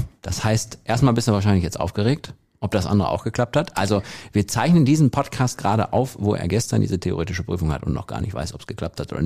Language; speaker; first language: German; native; German